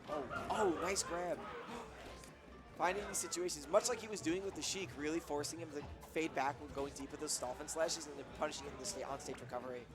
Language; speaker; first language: English; native; English